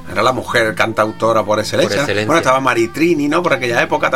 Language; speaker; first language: Spanish; native; Spanish